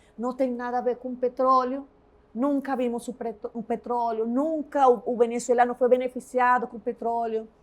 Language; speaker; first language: Portuguese; non-native, fluent; Spanish